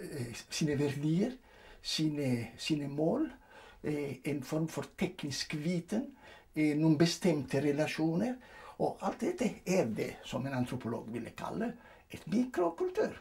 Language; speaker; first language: Norwegian; non-native, fluent; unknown